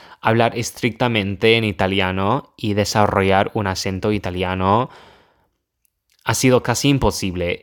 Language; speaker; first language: Spanish; non-native, fluent; English